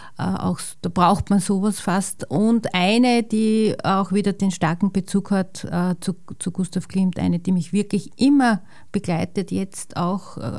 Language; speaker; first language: German; native; German